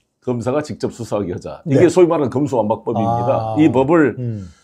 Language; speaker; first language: Korean; native; Korean